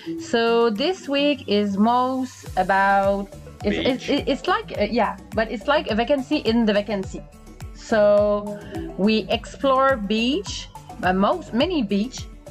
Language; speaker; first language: English; non-native, learner; French